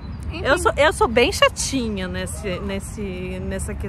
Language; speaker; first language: Portuguese; non-native, fluent; Russian